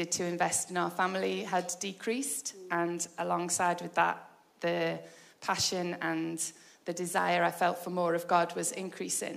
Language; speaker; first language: English; native; English